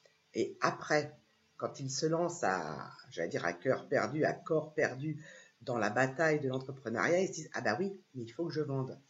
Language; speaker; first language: French; native; French